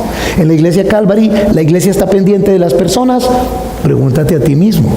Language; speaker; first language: Spanish; native; Spanish